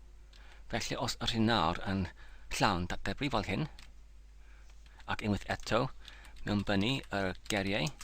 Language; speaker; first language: Welsh; non-native, learner; English